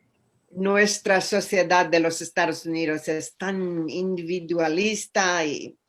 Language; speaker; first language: Spanish; non-native, fluent; English